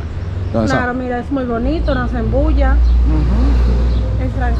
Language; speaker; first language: Spanish; native; Spanish